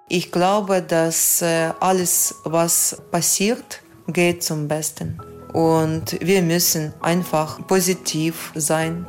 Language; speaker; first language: German; non-native, fluent; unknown